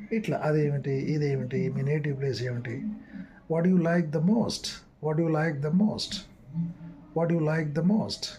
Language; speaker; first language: English; non-native, local second language; Telugu